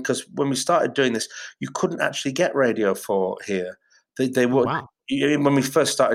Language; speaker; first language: English; native; English